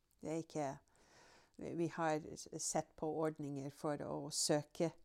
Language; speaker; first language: Norwegian; non-native, fluent; English